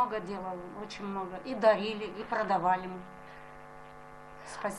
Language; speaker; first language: Russian; non-native, local second language; Gagauz